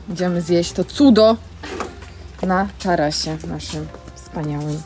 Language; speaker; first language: Polish; native; Polish